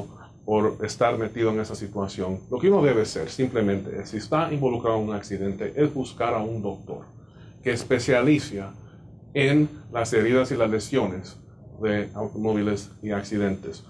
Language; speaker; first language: Spanish; native; Spanish